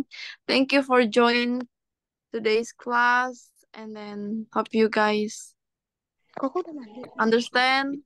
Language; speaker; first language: English; non-native, learner; Indonesian